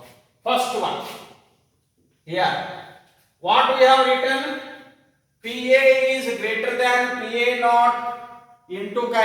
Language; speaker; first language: English; non-native, local second language; Kannada